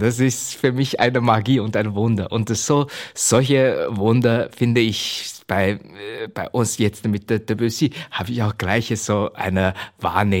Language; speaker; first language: German; non-native, fluent; Chinese